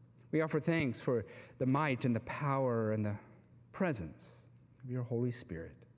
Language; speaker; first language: English; native; English